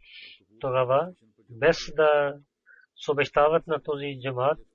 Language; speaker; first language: Bulgarian; non-native, learner; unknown